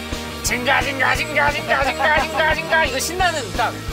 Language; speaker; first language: Korean; native; Korean